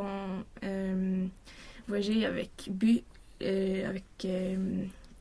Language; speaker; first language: French; non-native, learner; Swedish